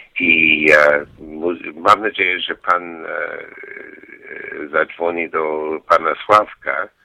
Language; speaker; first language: Polish; non-native, learner; English